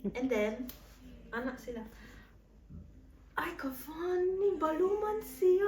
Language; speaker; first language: Cebuano; early bilingual, heritage; Cebuano